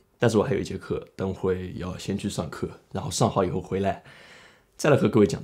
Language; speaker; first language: Chinese; native; Chinese